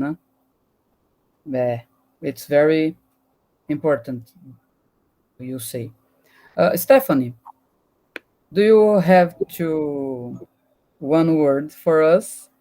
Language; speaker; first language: English; non-native, learner; Portuguese